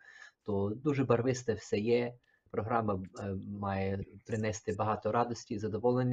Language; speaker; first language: Ukrainian; early bilingual, heritage; Ukrainian